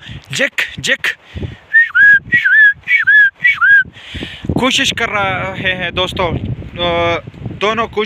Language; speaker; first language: Hindi; non-native, local second language; Pashto